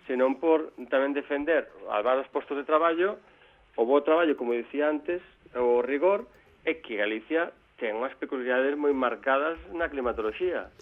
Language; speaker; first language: Galician; native; Galician